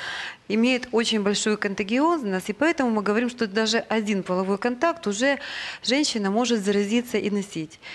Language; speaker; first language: Russian; native; Russian